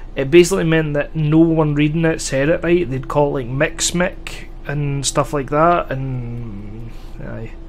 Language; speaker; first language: English; native; English